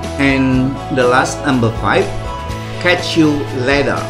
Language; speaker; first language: English; non-native, fluent; Indonesian